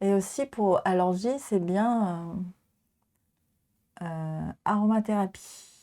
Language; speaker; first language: French; non-native, fluent; Japanese